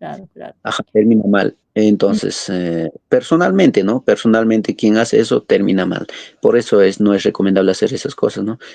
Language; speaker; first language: Spanish; non-native, local second language; Quechua